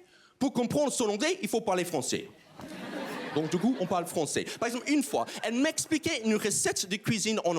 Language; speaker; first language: French; non-native, fluent; English